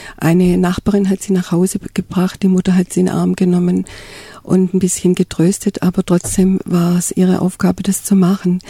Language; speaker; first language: German; native; German